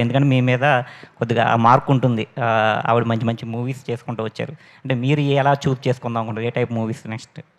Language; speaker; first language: Telugu; native; Telugu